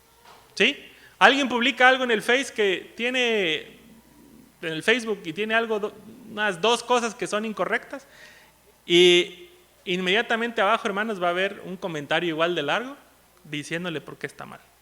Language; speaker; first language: Spanish; native; Spanish